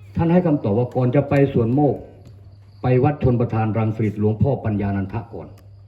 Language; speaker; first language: Thai; non-native, local second language; Northern Khmer